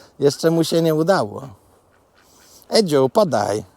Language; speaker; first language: Polish; native; Polish